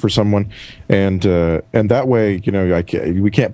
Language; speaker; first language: English; native; English